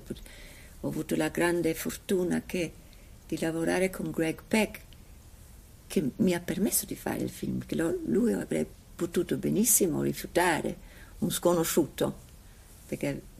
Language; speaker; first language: Italian; non-native, fluent; English